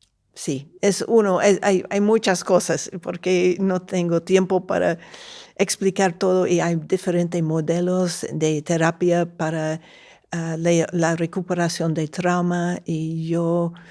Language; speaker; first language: Spanish; non-native, fluent; English